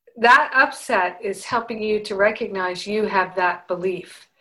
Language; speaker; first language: English; native; English